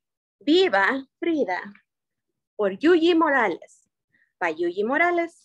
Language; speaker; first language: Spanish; early bilingual, other home language; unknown